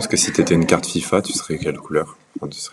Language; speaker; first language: French; native; French